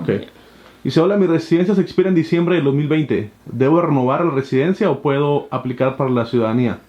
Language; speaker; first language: Spanish; native; Spanish